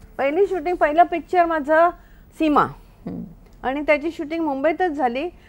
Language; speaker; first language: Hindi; non-native, local second language; Marathi